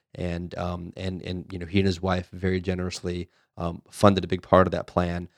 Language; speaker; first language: English; native; English